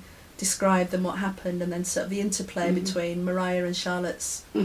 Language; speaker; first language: English; native; English